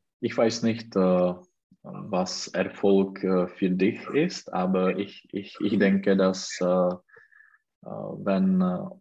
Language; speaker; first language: German; non-native, learner; Czech